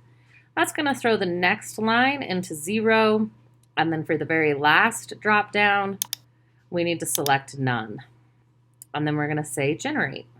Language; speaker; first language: English; native; English